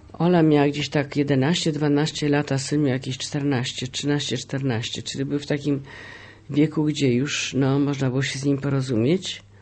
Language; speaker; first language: Polish; native; Polish